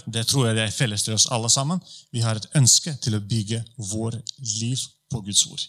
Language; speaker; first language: Norwegian; non-native, fluent; Polish